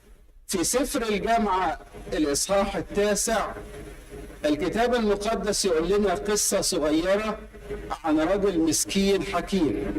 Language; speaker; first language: Arabic; native; Arabic